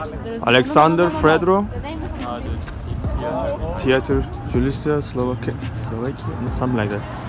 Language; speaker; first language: English; non-native, fluent; Turkish